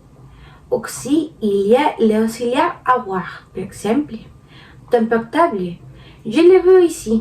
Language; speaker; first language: French; non-native, learner; Spanish